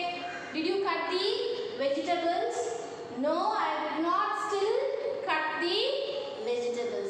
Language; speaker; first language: English; non-native, local second language; Tamil